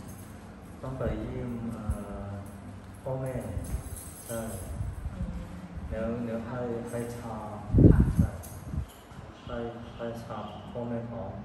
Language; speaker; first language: Thai; non-native, learner; Cantonese